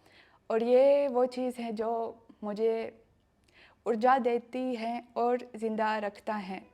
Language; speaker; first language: Hindi; non-native, learner; Russian